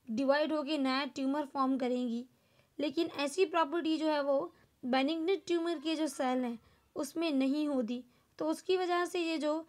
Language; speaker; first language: Hindi; non-native, local second language; Gujarati